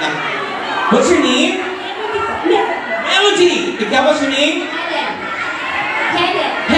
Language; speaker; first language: English; non-native, local second language; Filipino